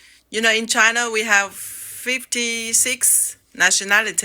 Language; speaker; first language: English; non-native, learner; Chinese